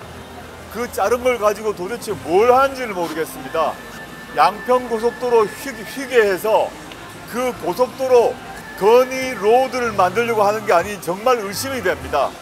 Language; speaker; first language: Korean; native; Korean